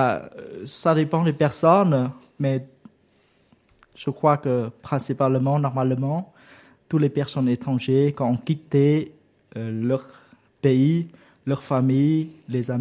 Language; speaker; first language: French; non-native, learner; Vietnamese